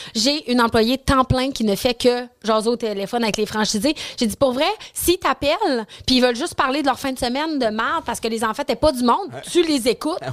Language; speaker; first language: French; native; French